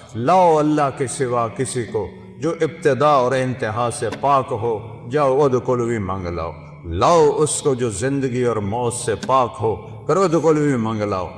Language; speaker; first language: Urdu; non-native, local second language; Saraiki